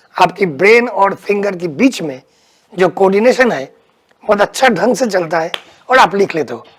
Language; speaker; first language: Hindi; non-native, local second language; Bangla